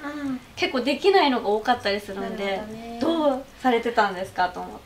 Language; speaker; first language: Japanese; native; Japanese